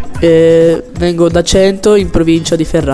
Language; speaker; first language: Italian; native; Italian